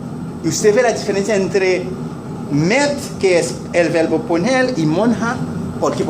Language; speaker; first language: Spanish; non-native, fluent; Haitian Creole